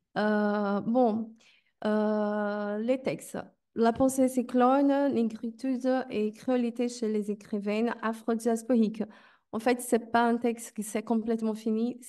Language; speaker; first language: French; non-native, fluent; Portuguese